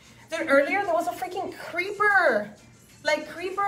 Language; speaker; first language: English; non-native, local second language; Spanish